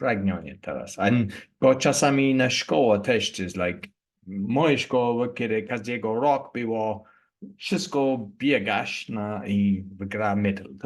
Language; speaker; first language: Polish; non-native, learner; English